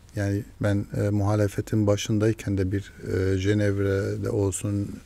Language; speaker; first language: Turkish; early bilingual, heritage; Arabic